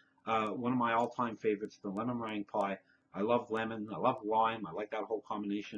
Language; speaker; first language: English; native; English